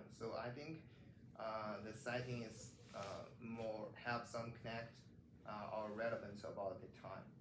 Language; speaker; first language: English; non-native, learner; Chinese